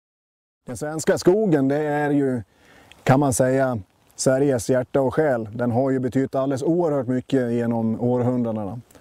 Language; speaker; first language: Swedish; native; Swedish